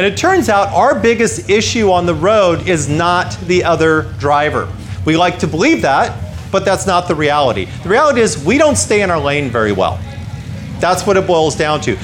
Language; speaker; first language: English; native; English